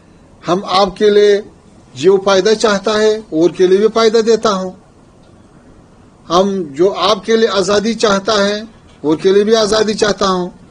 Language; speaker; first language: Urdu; non-native, fluent; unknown